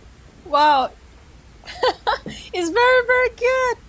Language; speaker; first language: English; non-native, learner; Portuguese